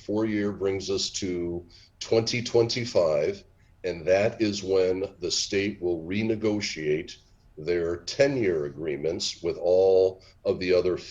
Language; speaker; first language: English; native; English